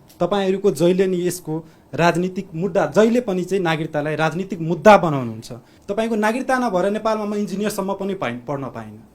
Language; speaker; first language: Nepali; non-native, local second language; Maithili